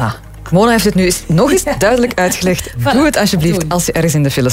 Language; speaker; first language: Dutch; native; Dutch